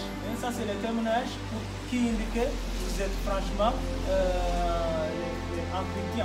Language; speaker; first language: French; non-native, learner; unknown